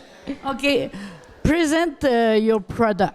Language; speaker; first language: English; non-native, local second language; French